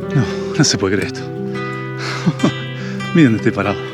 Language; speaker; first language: Spanish; native; Spanish